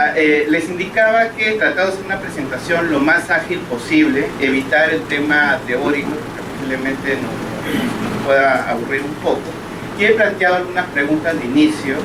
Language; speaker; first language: Spanish; native; Spanish